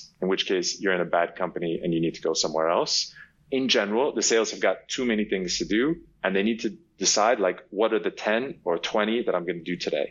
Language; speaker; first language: English; native; English